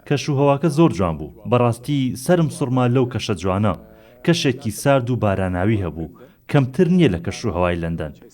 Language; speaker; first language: Central Kurdish; non-native, fluent; Arabic